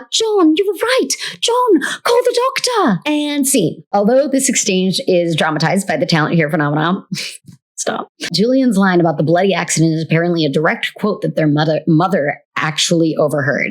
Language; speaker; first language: English; native; English